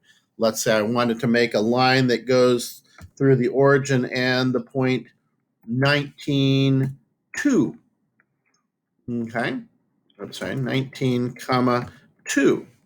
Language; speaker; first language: English; native; English